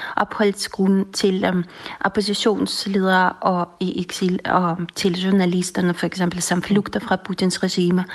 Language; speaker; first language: Danish; non-native, fluent; Russian